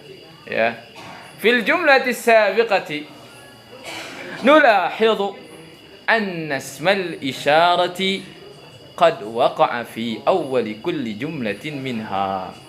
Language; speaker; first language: Arabic; non-native, fluent; Indonesian